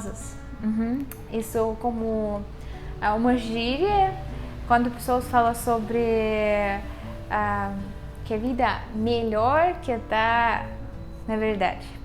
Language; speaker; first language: Portuguese; non-native, fluent; Russian